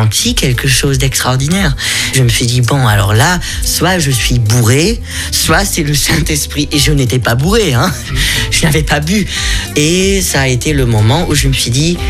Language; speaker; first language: French; non-native, fluent; German